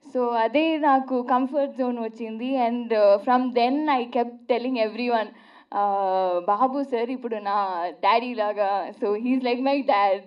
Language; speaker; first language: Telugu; non-native, learner; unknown